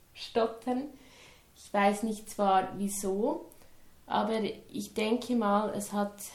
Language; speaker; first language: German; native; German